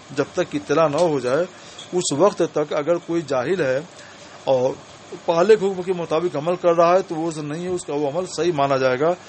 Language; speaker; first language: Urdu; native; Urdu